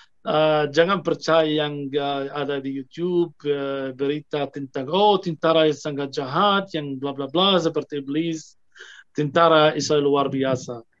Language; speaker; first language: Indonesian; non-native, fluent; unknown